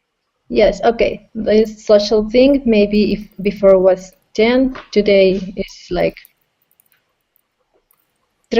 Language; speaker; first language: English; non-native, fluent; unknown